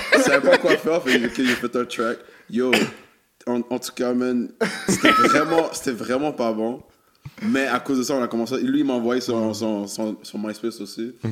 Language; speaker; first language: French; non-native, local second language; English